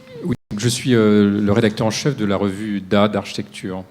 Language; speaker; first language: French; native; French